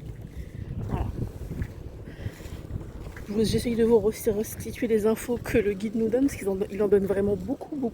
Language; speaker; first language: French; native; French